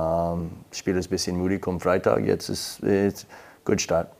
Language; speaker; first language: German; non-native, learner; English